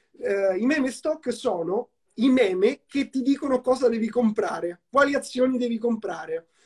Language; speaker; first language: Italian; native; Italian